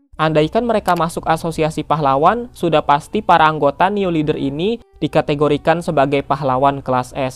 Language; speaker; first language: Indonesian; native; Indonesian